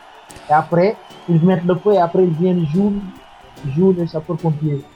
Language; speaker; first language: French; non-native, local second language; Wolof